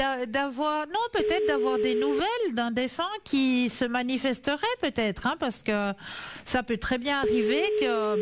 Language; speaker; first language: French; native; French